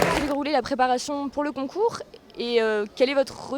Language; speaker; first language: French; native; French